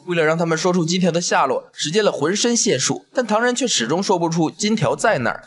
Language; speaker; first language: Chinese; native; Chinese